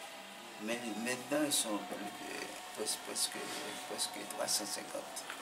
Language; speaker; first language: French; non-native, local second language; Haitian Creole